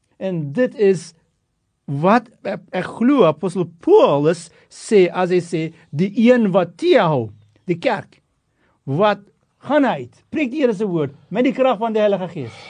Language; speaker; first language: Afrikaans; non-native, fluent; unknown